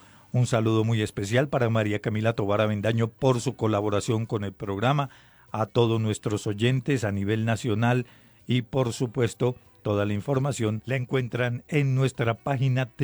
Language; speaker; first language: Spanish; native; Spanish